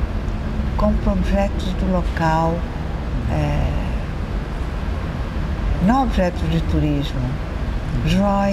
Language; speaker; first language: Portuguese; early bilingual, other home language; Italian